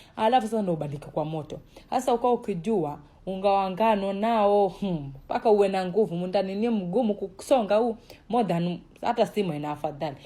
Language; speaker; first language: Swahili; native; Swahili